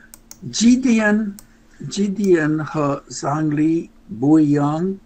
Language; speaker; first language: Chinese; non-native, learner; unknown